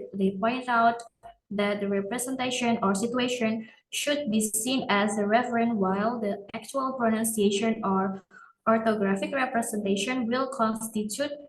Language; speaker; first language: English; non-native, learner; Indonesian